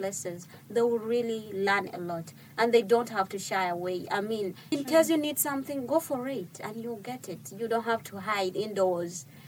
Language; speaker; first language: English; non-native, fluent; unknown